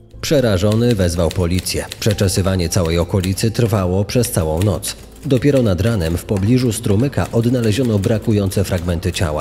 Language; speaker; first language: Polish; native; Polish